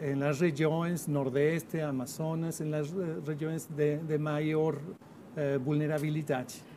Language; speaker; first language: Portuguese; non-native, learner; Spanish